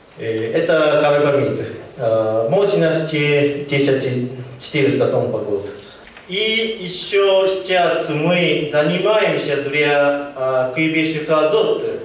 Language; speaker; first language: Russian; non-native, learner; Japanese